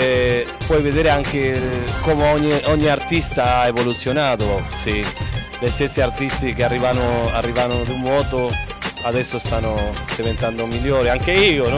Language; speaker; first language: Italian; non-native, fluent; Spanish